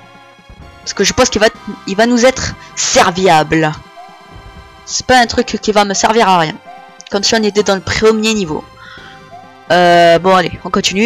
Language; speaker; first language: French; native; French